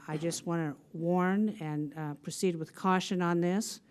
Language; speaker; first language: English; native; English